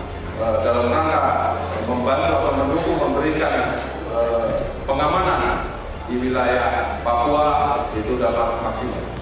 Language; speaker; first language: Indonesian; native; Indonesian